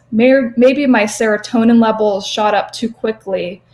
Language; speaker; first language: English; native; English